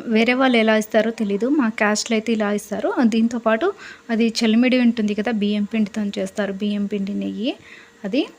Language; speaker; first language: Telugu; non-native, local second language; Lambadi